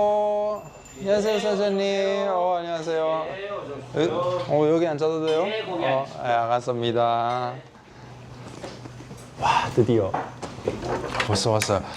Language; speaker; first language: Korean; early bilingual, heritage; Italian